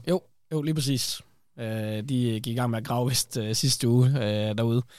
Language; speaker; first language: Danish; native; Danish